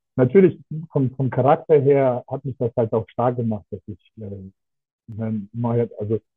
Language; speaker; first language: German; non-native, fluent; Russian